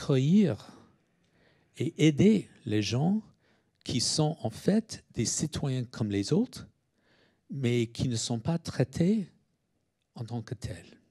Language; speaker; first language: French; non-native, fluent; English